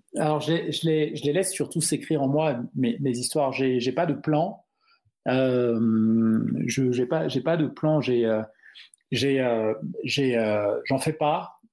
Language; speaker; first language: French; non-native, local second language; Duala